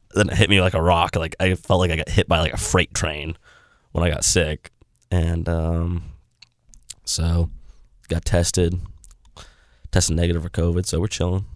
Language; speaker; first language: English; native; English